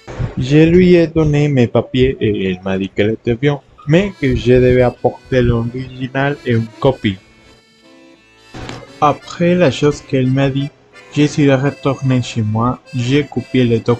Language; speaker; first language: French; non-native, learner; Spanish